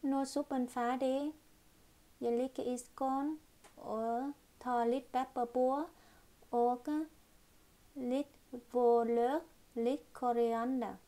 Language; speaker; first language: Norwegian; non-native, learner; Vietnamese